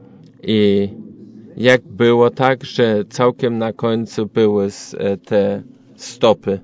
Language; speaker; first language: Polish; non-native, learner; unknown